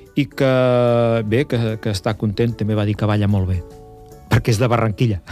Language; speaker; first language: Catalan; native; Catalan